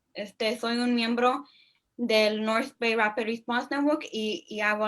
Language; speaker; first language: Spanish; early bilingual, heritage; Spanish